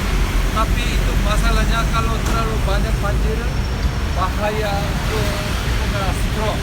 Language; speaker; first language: Indonesian; non-native, learner; Korean